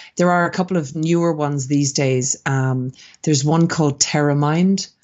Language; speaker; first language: English; native; English